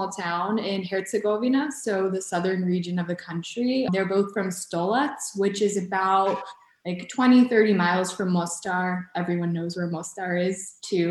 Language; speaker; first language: English; early bilingual, other home language; Bosnian